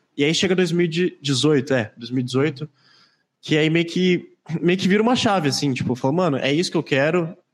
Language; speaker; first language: Portuguese; native; Portuguese